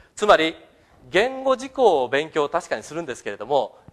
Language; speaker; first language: Japanese; native; Japanese